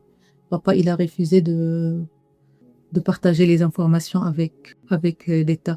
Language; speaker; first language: French; non-native, learner; Arabic